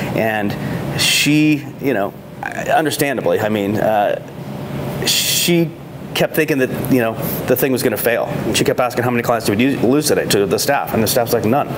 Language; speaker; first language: English; native; English